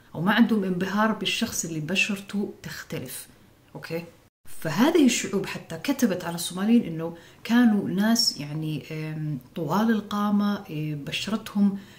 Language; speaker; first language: Arabic; non-native, local second language; Somali